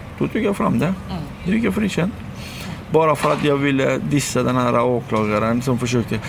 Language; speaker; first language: Swedish; non-native, fluent; Persian